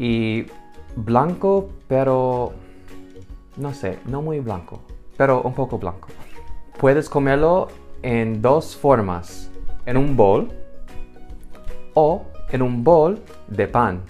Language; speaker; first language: Spanish; non-native, fluent; English